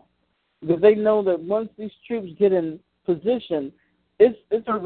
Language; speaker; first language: English; native; English